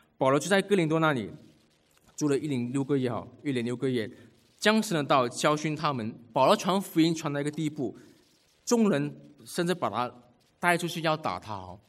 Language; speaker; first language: Chinese; native; Chinese